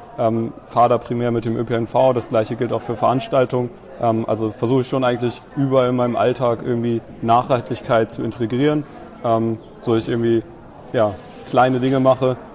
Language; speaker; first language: German; native; German